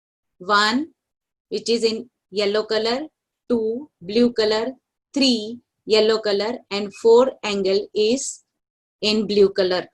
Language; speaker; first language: English; non-native, local second language; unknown